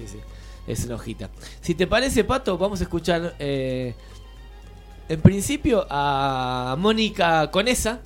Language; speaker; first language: Spanish; native; Spanish